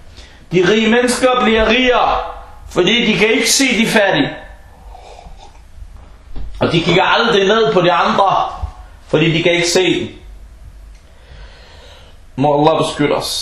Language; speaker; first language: Danish; non-native, fluent; Arabic